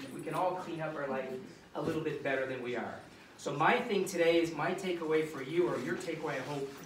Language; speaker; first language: English; native; English